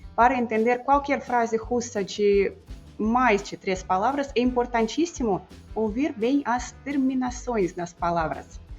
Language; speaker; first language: Portuguese; non-native, fluent; Russian